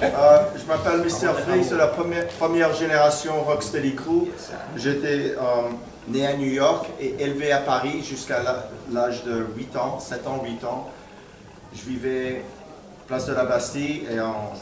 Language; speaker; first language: French; early bilingual, other home language; English